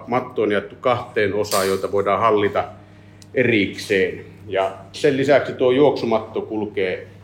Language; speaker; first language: Finnish; native; Finnish